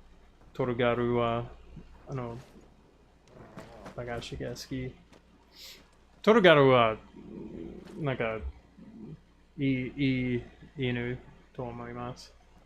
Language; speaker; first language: Japanese; non-native, learner; English